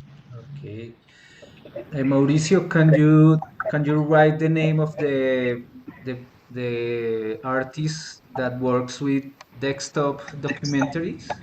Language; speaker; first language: English; non-native, fluent; Spanish